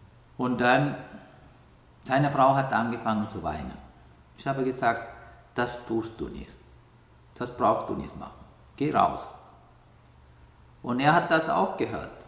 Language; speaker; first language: German; non-native, learner; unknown